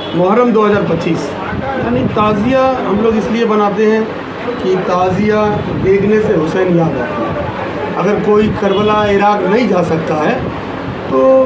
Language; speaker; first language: Urdu; native; Urdu